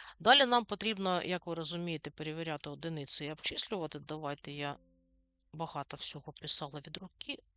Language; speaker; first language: Ukrainian; non-native, local second language; Russian